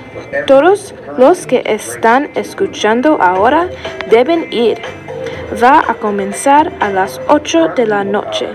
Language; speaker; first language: Spanish; non-native, learner; English